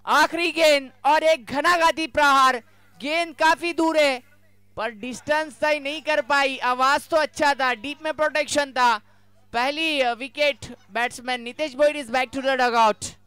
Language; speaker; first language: Hindi; non-native, local second language; Marathi